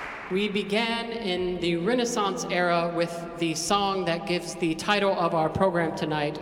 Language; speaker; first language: English; native; English